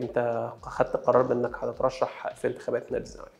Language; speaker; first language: Arabic; native; Arabic